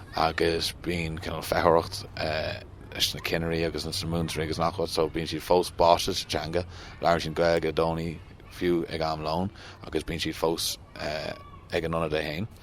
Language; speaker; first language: Irish; non-native, local second language; English